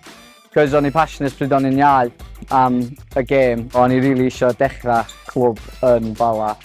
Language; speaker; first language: Welsh; native; Welsh